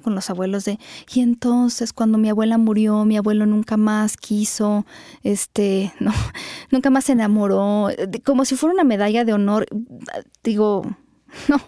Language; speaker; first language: Spanish; native; Spanish